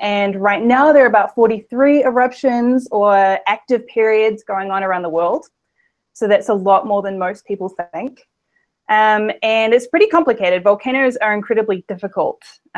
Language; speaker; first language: English; native; English